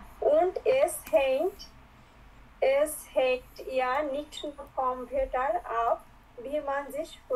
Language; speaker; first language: German; non-native, learner; Bangla